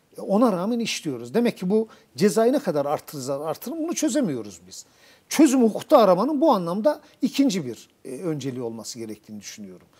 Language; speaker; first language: Turkish; native; Turkish